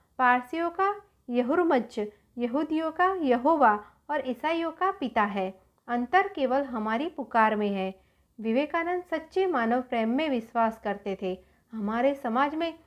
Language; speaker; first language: Hindi; non-native, local second language; Gujarati